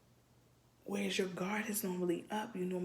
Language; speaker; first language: English; native; English